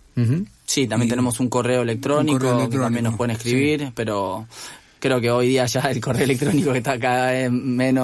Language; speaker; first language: Spanish; native; Spanish